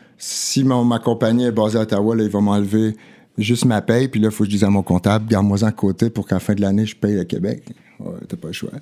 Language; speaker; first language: French; native; French